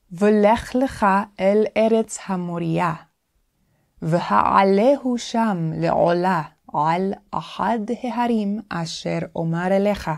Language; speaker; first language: Hebrew; non-native, fluent; English